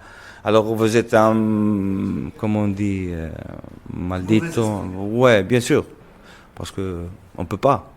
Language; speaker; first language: French; non-native, local second language; Arabic